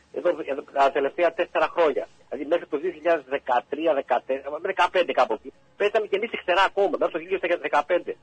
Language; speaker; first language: Greek; early bilingual, heritage; Greek